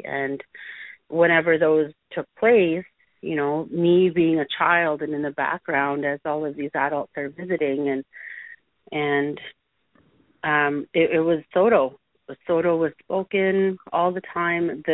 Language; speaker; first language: English; native; English